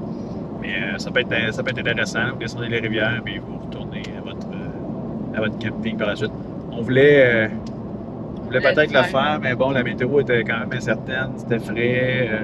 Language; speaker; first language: French; native; French